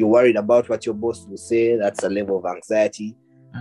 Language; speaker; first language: English; non-native, local second language; Ganda